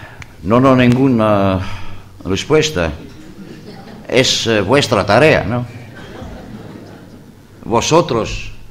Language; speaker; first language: Spanish; non-native, fluent; Greek